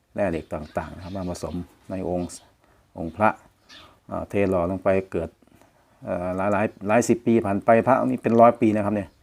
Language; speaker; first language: Thai; non-native, local second language; Northeastern Thai